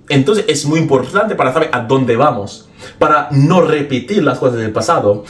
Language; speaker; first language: Spanish; non-native, fluent; English